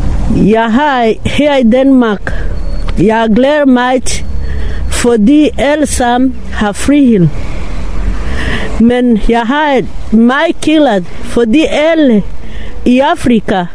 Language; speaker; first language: Danish; non-native, learner; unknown